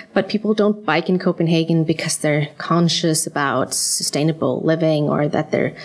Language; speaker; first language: English; non-native, fluent; Swedish